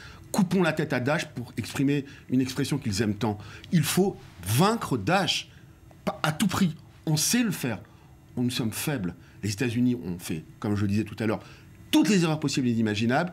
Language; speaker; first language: French; native; French